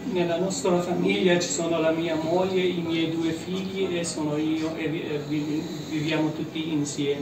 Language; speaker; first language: Italian; non-native, learner; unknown